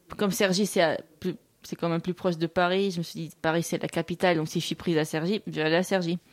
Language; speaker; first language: French; non-native, local second language; Russian